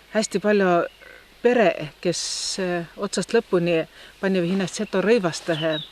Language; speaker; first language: Estonian; native; Estonian